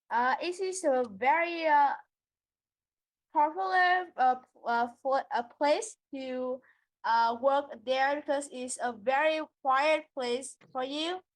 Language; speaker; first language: English; non-native, learner; Vietnamese